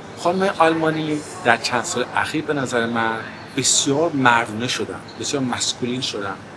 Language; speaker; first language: Persian; early bilingual, heritage; Persian